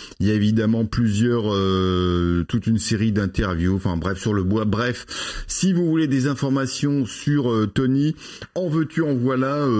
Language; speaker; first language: French; native; French